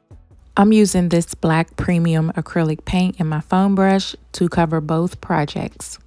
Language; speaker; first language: English; native; English